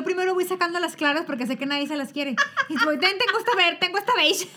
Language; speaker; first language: Spanish; native; Spanish